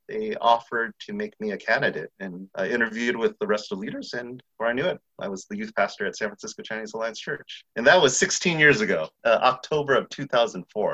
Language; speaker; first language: English; native; English